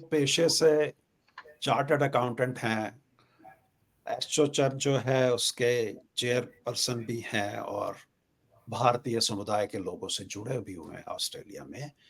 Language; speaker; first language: Hindi; native; Hindi